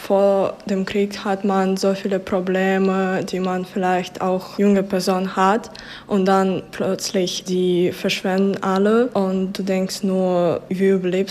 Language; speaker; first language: German; early bilingual, other home language; Ukrainian